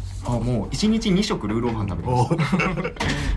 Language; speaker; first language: Japanese; native; Japanese